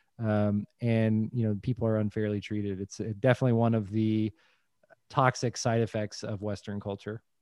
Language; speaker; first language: English; native; English